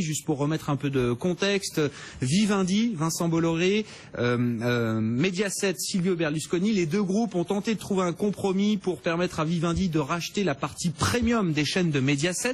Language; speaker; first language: French; native; French